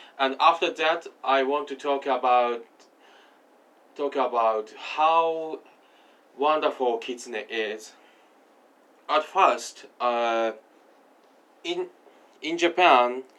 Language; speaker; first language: English; non-native, learner; Japanese